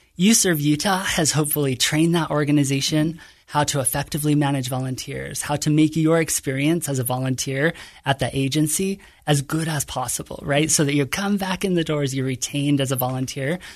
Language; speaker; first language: English; native; English